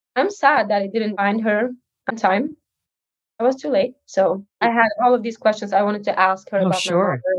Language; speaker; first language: English; early bilingual, other home language; Uzbek